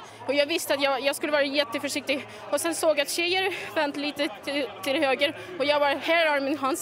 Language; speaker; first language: Swedish; non-native, fluent; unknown